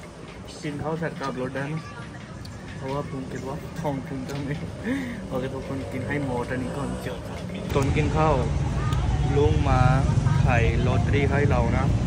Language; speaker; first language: Thai; non-native, fluent; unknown